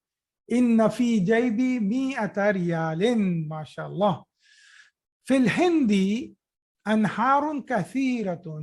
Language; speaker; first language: Arabic; non-native, fluent; Urdu